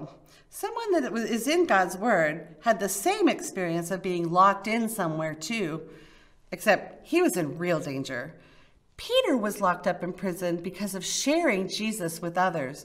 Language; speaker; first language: English; native; English